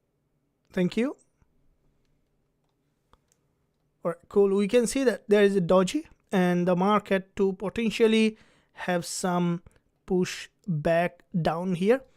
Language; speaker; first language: English; non-native, fluent; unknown